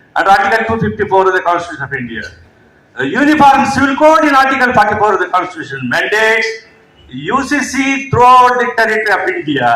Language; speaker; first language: English; non-native, local second language; Kannada